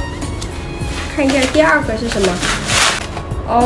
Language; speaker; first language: Chinese; non-native, fluent; Lao